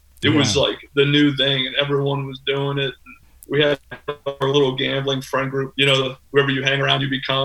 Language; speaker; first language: English; native; English